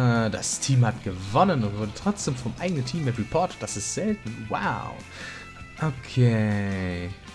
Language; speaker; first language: German; native; German